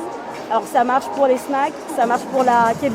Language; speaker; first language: French; native; French